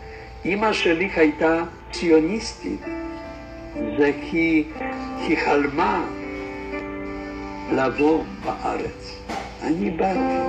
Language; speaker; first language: Hebrew; non-native, learner; Polish